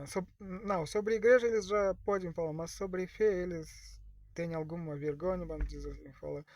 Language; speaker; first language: Portuguese; non-native, learner; Russian